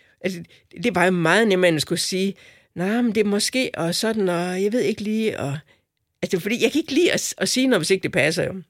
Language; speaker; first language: Danish; native; Danish